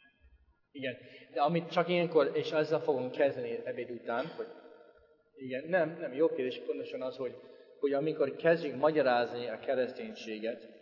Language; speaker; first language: Hungarian; non-native, fluent; English